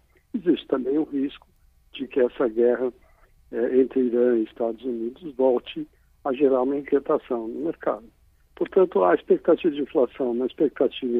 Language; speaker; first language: Portuguese; native; Portuguese